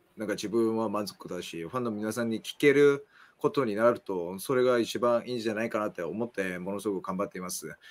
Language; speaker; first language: Japanese; non-native, fluent; Korean